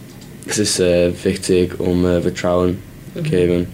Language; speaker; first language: German; non-native, learner; English